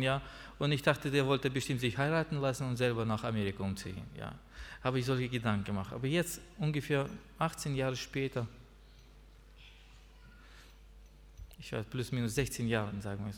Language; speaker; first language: German; non-native, learner; Russian